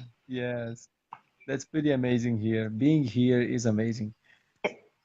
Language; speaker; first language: English; non-native, fluent; Portuguese